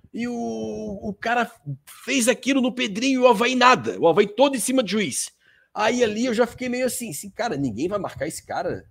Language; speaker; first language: Portuguese; native; Portuguese